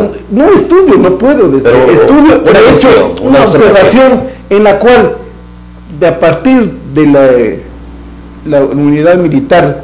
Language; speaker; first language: Spanish; native; Spanish